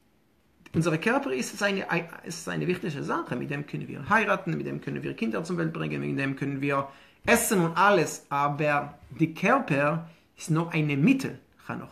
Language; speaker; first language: German; non-native, fluent; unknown